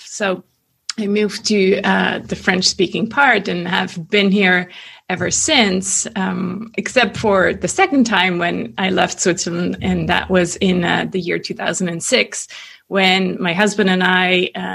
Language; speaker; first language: English; non-native, fluent; Swiss German